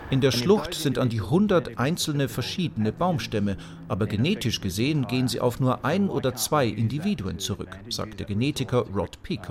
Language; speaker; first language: German; native; German